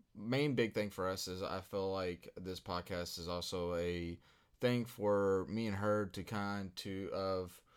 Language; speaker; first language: English; native; English